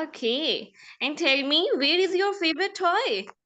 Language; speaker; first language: English; non-native, fluent; Urdu